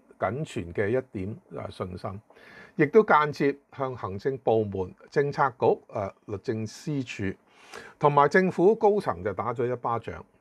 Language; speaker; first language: Cantonese; native; Cantonese